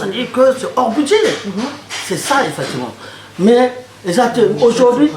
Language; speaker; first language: French; non-native, local second language; Lingala